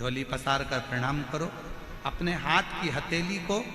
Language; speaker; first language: Hindi; native; Hindi